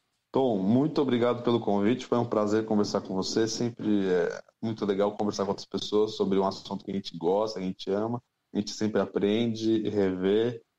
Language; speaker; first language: Portuguese; native; Portuguese